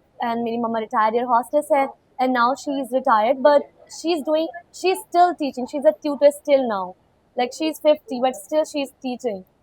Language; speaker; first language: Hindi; non-native, local second language; Kashmiri